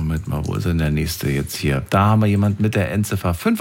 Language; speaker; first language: German; native; German